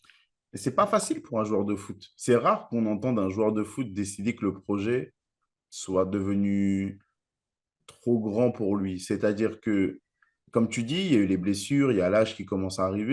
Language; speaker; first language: French; native; French